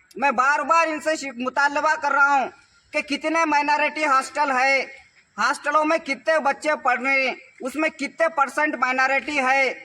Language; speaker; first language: Hindi; non-native, local second language; Urdu